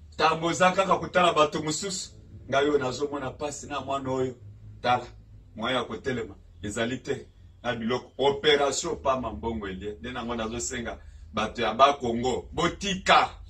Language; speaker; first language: Lingala; non-native, local second language; Luba-Lulua